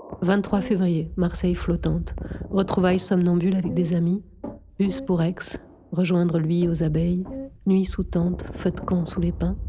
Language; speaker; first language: French; native; French